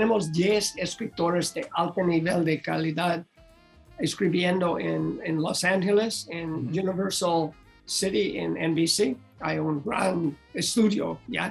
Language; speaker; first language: Spanish; non-native, learner; English